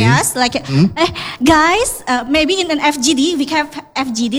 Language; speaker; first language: English; non-native, fluent; Indonesian